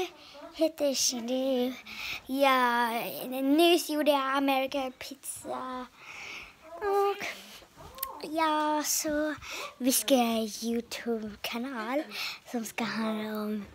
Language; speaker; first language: Swedish; early bilingual, other home language; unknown